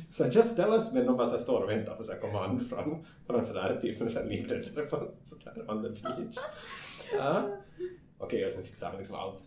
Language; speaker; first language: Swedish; native; Swedish